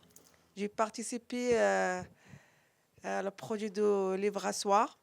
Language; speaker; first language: French; non-native, learner; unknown